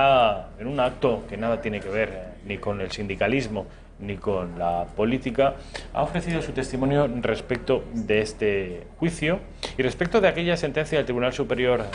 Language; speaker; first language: Spanish; native; Spanish